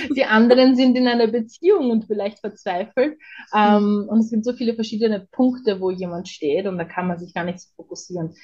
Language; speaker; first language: German; native; German